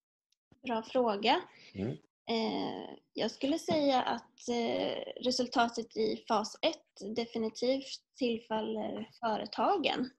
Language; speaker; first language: Swedish; native; Swedish